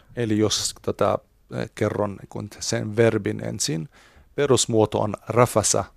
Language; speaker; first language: Finnish; non-native, fluent; Arabic